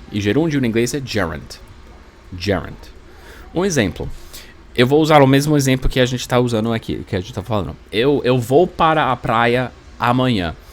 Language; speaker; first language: Portuguese; non-native, fluent; English